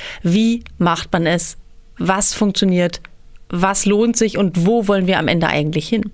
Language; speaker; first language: German; native; German